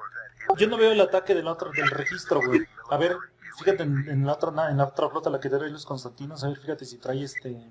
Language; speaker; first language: Spanish; native; Spanish